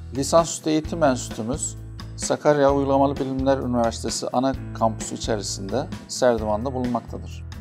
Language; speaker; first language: Turkish; native; Turkish